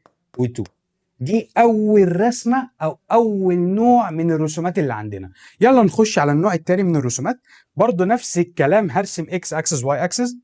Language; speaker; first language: Arabic; native; Arabic